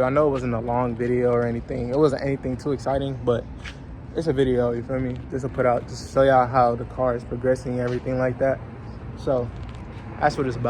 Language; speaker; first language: English; native; English